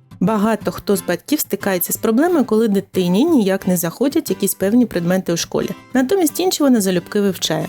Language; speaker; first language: Ukrainian; native; Ukrainian